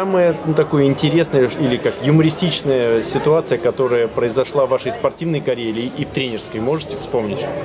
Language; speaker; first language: Russian; native; Russian